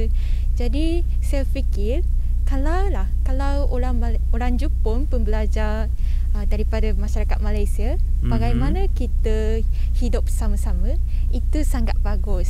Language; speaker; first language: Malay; non-native, fluent; Japanese